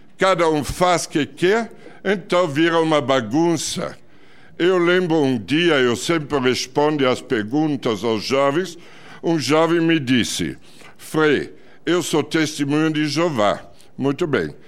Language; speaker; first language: Portuguese; non-native, fluent; German